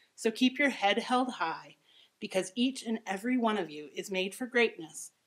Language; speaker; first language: English; native; English